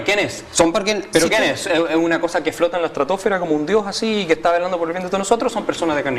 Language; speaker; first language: Spanish; native; Spanish